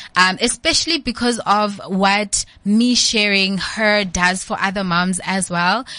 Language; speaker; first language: English; non-native, local second language; Southern Sotho